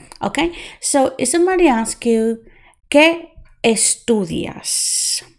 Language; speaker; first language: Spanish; non-native, fluent; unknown